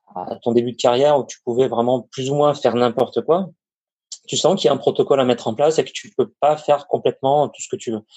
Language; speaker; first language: French; native; French